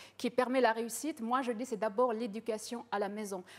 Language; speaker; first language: French; early bilingual, other home language; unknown